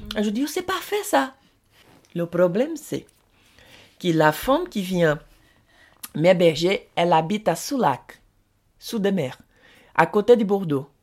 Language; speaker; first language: French; non-native, learner; Portuguese